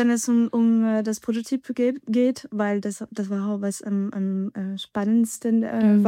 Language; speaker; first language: German; non-native, fluent; French